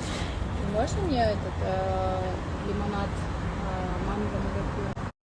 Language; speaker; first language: Russian; native; Russian